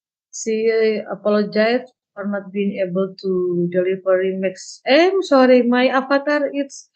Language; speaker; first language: English; non-native, learner; Indonesian